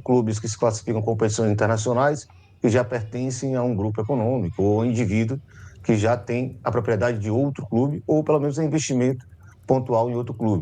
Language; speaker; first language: Portuguese; native; Portuguese